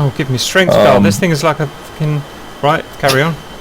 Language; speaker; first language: English; native; English